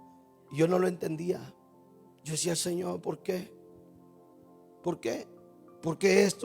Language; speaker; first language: Spanish; native; Spanish